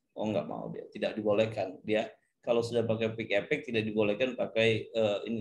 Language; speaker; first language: Indonesian; native; Indonesian